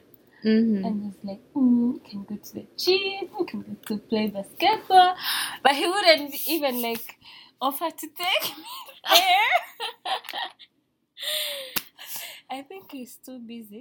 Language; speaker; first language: English; non-native, local second language; Kinyarwanda